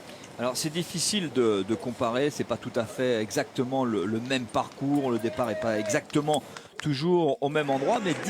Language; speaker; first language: French; native; French